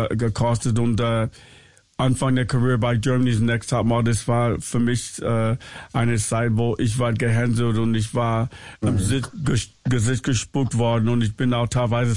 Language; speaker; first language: German; non-native, fluent; English